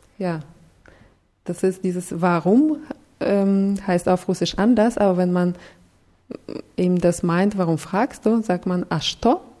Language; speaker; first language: German; non-native, fluent; Russian